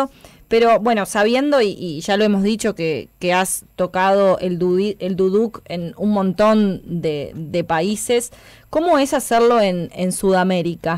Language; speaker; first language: Spanish; native; Spanish